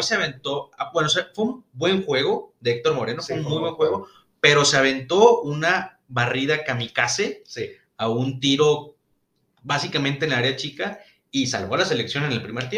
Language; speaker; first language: Spanish; native; Spanish